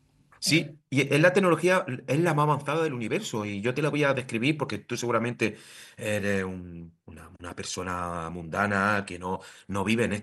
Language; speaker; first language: Spanish; native; Spanish